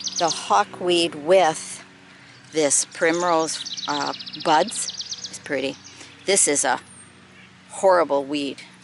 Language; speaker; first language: English; native; English